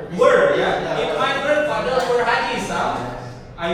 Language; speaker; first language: English; non-native, learner; Indonesian